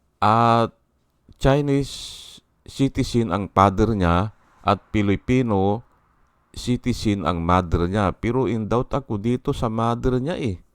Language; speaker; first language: Filipino; native; Filipino